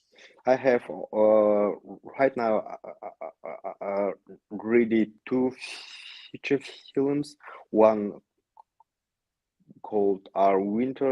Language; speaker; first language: English; non-native, learner; Yakut